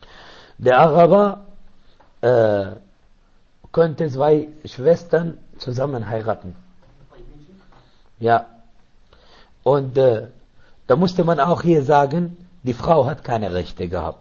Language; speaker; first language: German; non-native, learner; Arabic